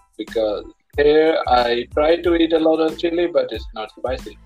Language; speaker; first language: English; non-native, local second language; Punjabi